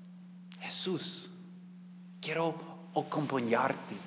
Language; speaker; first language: Spanish; non-native, learner; English